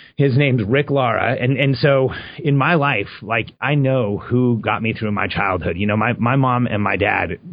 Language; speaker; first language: English; early bilingual, other home language; Spanish